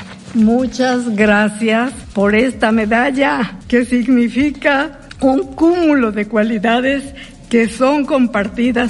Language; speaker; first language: Spanish; native; Spanish